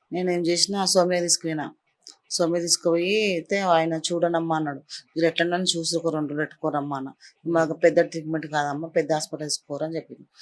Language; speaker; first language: Telugu; native; Telugu